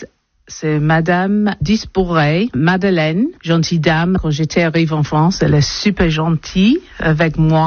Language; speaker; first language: French; non-native, learner; English